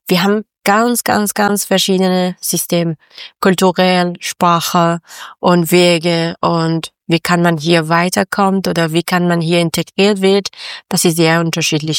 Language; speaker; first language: German; non-native, learner; Persian